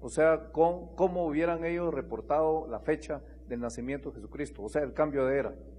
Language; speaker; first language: Spanish; native; Spanish